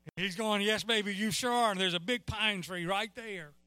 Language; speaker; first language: English; native; English